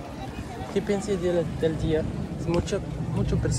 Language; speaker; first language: Spanish; non-native, learner; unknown